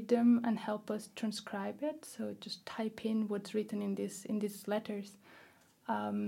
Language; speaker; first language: English; non-native, fluent; Spanish